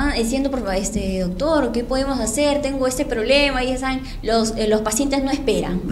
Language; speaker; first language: Spanish; native; Spanish